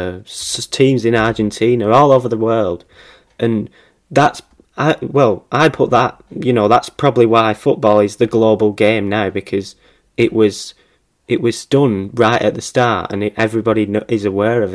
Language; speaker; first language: English; native; English